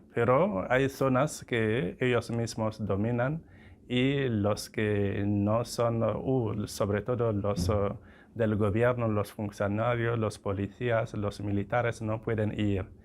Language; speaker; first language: Spanish; non-native, fluent; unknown